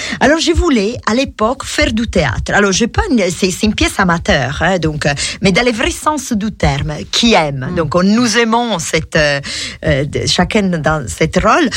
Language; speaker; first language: French; non-native, fluent; Italian